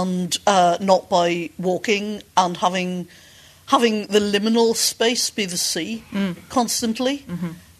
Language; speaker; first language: English; native; English